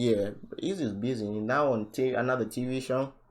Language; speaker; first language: English; native; English